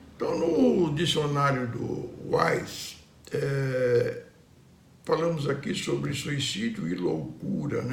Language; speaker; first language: Portuguese; native; Portuguese